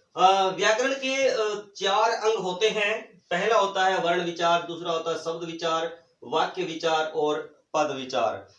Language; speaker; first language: Hindi; native; Hindi